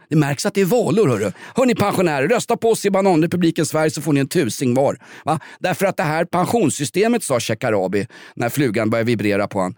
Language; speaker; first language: Swedish; native; Swedish